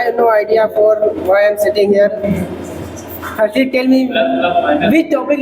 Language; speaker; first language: English; non-native, learner; Hindi